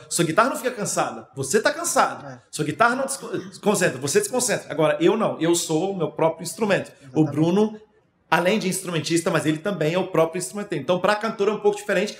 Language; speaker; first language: Portuguese; non-native, fluent; German